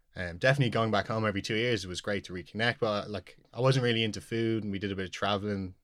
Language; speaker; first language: English; native; English